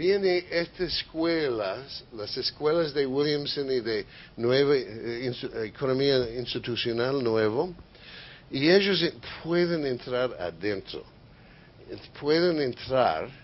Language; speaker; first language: Spanish; non-native, fluent; English